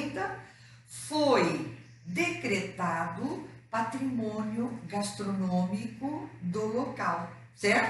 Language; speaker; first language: Portuguese; native; Portuguese